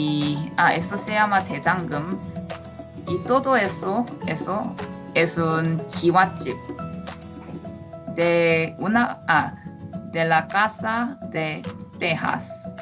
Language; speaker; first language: Spanish; non-native, fluent; Korean